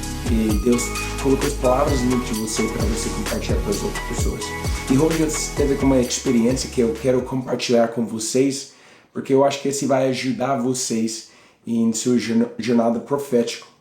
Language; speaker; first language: Portuguese; non-native, learner; English